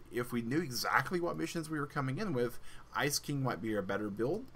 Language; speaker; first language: English; native; English